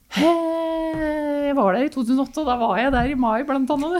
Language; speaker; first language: Norwegian; native; Norwegian